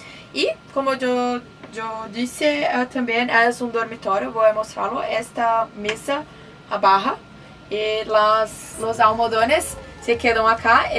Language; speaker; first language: Spanish; non-native, learner; Portuguese